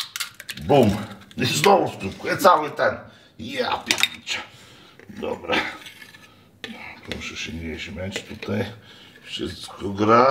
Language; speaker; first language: Polish; non-native, fluent; Lithuanian